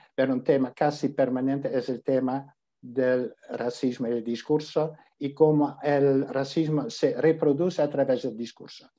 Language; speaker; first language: Spanish; non-native, fluent; Dutch